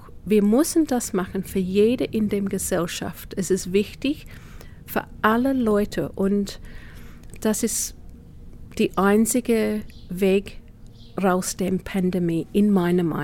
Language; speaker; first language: German; non-native, fluent; English